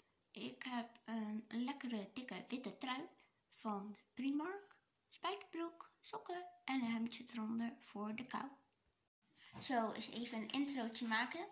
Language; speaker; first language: Dutch; native; Dutch